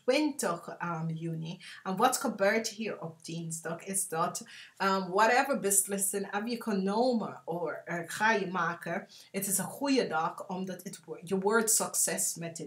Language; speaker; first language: Dutch; non-native, learner; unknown